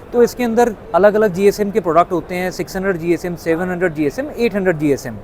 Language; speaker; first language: Hindi; native; Hindi